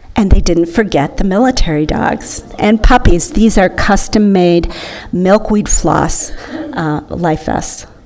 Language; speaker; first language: English; native; English